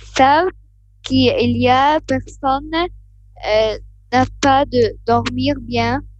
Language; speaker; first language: French; non-native, learner; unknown